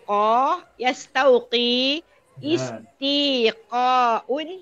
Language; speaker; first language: Arabic; non-native, learner; Malay